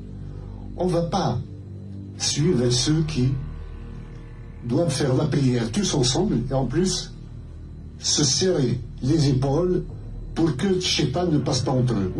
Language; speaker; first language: French; non-native, local second language; Kabyle